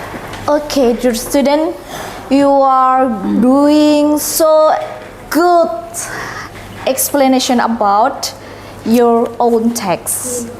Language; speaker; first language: English; non-native, learner; Indonesian